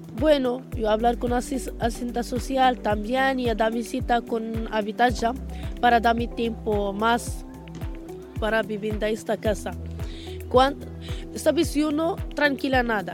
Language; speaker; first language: Spanish; non-native, learner; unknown